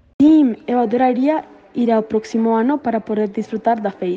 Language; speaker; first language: Portuguese; non-native, learner; Spanish